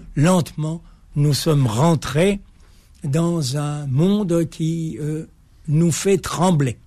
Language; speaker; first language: French; native; French